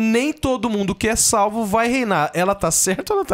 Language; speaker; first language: Portuguese; native; Portuguese